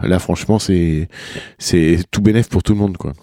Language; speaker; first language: French; native; French